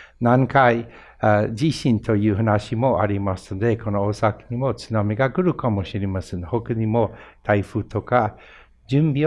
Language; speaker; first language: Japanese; non-native, fluent; English